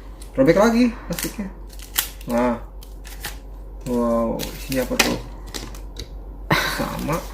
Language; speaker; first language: Indonesian; native; Indonesian